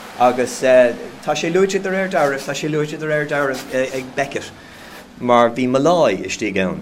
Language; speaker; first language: Irish; non-native, local second language; English